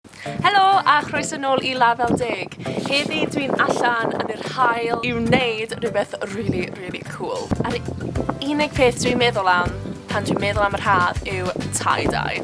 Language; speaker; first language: Welsh; non-native, local second language; English